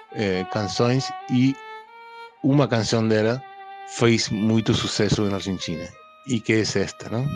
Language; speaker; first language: Portuguese; non-native, learner; Spanish